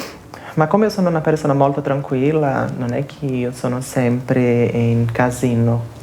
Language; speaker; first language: Italian; non-native, fluent; Portuguese